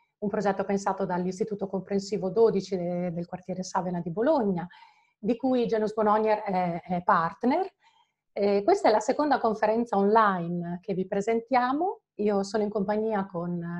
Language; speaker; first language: Italian; native; Italian